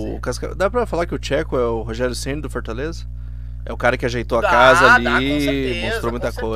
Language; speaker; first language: Portuguese; native; Portuguese